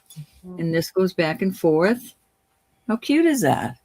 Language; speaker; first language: English; native; English